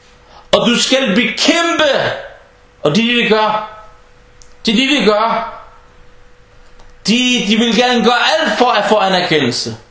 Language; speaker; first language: Danish; early bilingual, other home language; Arabic